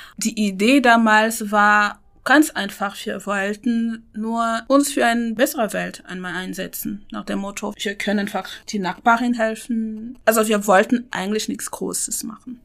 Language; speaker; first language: German; non-native, fluent; French